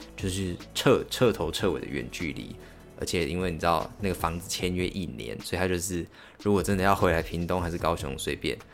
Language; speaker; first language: Chinese; native; Chinese